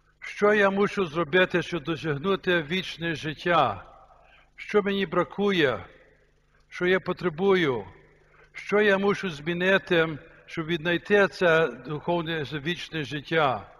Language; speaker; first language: Ukrainian; early bilingual, heritage; Ukrainian